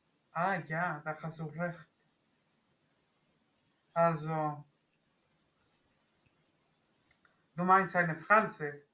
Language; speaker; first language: German; non-native, learner; Spanish